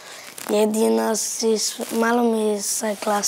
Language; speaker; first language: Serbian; non-native, local second language; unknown